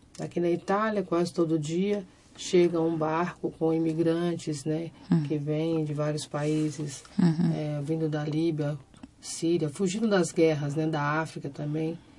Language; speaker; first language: Portuguese; native; Portuguese